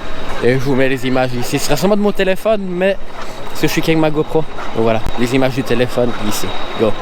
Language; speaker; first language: French; native; French